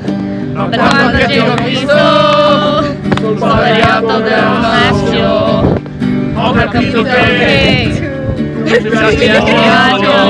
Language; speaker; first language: Italian; non-native, learner; English